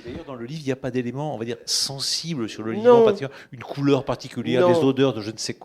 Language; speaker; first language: French; native; French